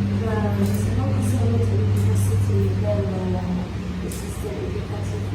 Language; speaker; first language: French; non-native, local second language; Arabic